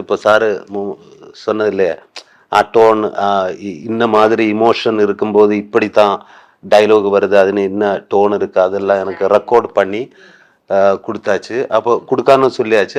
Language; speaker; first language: Tamil; non-native, learner; Malayalam